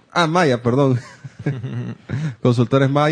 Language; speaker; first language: Spanish; native; Spanish